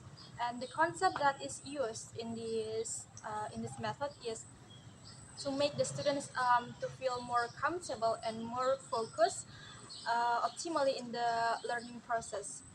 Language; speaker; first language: English; non-native, learner; Indonesian